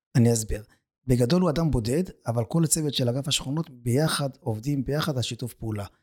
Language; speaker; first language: Hebrew; native; Hebrew